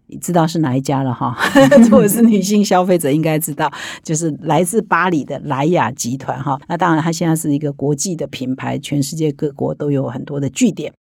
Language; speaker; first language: Chinese; native; Chinese